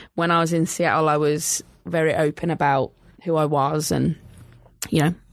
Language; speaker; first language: English; native; English